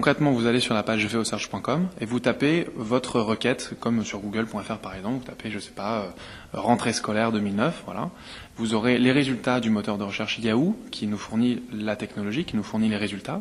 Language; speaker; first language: French; native; French